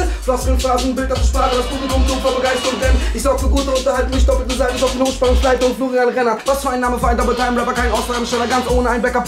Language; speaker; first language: German; native; German